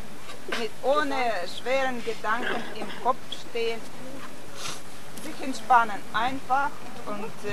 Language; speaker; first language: German; non-native, fluent; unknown